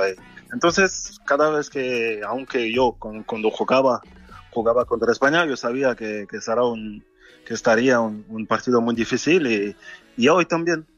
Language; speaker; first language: Spanish; non-native, fluent; French